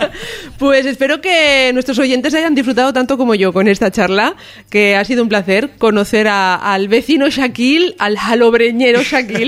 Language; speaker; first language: Spanish; native; Spanish